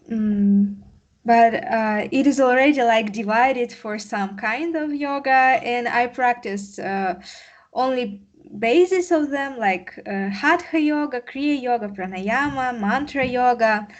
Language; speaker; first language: English; non-native, learner; Russian